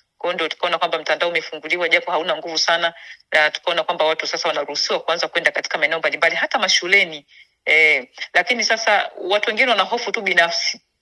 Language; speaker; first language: Swahili; native; Swahili